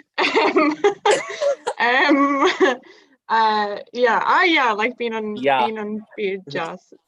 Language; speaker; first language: Irish; non-native, local second language; English